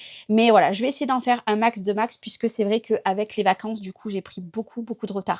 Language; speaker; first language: French; native; French